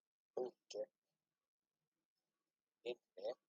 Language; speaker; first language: Swedish; non-native, learner; Urdu